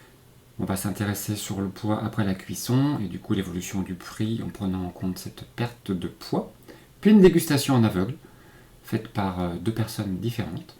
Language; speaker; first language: French; native; French